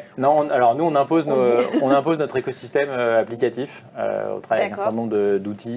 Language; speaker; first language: French; native; French